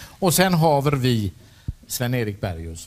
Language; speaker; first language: Swedish; native; Swedish